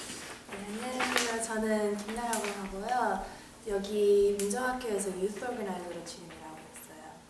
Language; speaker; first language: Korean; early bilingual, heritage; Korean